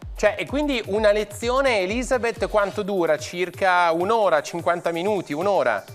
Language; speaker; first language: Italian; native; Italian